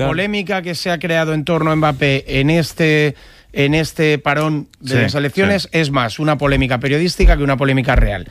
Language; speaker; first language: Spanish; native; Spanish